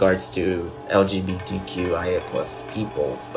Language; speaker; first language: English; non-native, local second language; Filipino